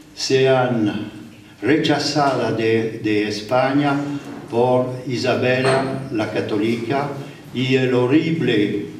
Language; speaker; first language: Spanish; non-native, learner; French